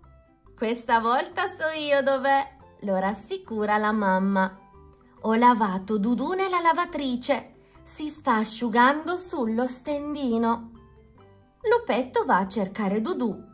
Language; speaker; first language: Italian; native; Italian